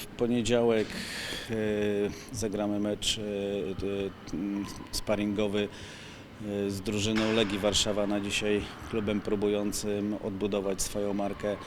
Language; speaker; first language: Polish; native; Polish